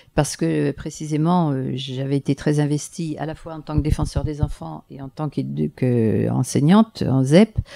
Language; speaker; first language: French; native; French